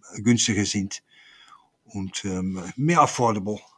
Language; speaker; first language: German; non-native, fluent; Dutch